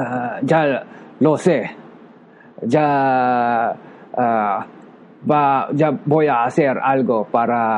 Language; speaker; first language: Spanish; non-native, learner; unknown